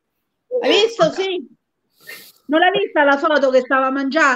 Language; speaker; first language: Italian; native; Italian